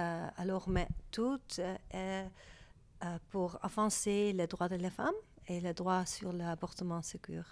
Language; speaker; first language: French; non-native, learner; Dutch